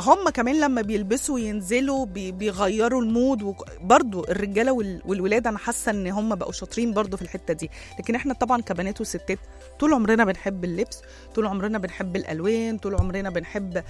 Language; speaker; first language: Arabic; native; Arabic